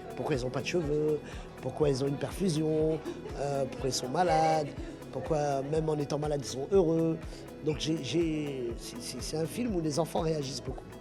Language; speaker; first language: French; early bilingual, other home language; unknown